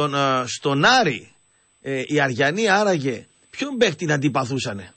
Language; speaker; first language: Greek; native; Greek